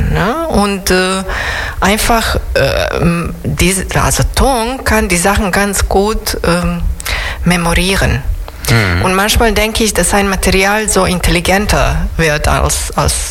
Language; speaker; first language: German; non-native, fluent; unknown